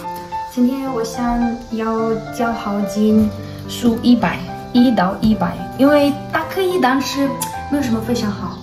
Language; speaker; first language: Chinese; non-native, learner; Ukrainian